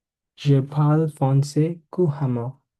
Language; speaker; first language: French; non-native, learner; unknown